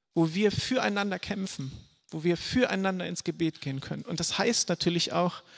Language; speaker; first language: German; native; German